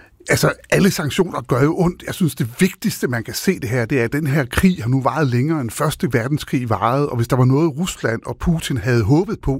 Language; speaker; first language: Danish; native; Danish